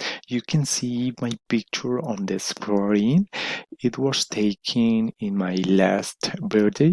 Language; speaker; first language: English; non-native, learner; Spanish